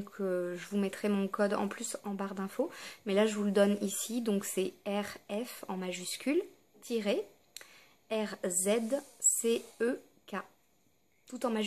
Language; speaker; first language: French; native; French